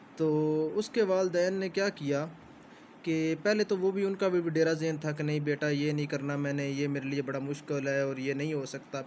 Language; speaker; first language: Urdu; non-native, local second language; Punjabi